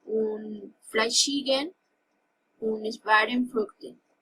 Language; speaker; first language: German; non-native, learner; Spanish